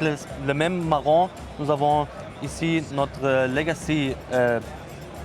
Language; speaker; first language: French; non-native, learner; German